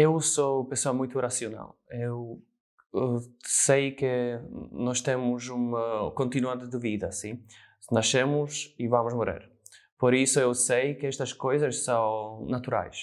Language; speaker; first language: Portuguese; non-native, fluent; Slovak